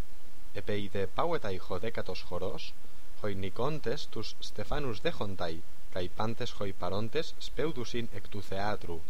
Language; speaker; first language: Greek; non-native, fluent; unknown